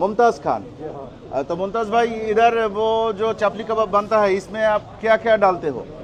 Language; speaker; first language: Hindi; non-native, learner; Bangla